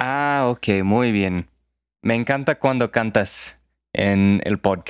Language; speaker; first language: Spanish; non-native, fluent; English